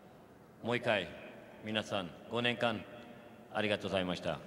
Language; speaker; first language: Japanese; non-native, learner; German